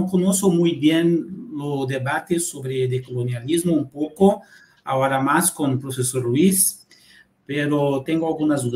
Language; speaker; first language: Spanish; non-native, fluent; Portuguese